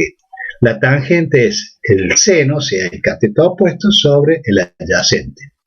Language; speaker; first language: Spanish; native; Spanish